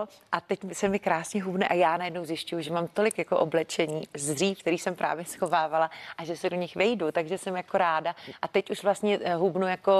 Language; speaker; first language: Czech; native; Czech